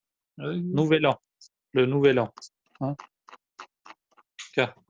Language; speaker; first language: French; non-native, fluent; Albanian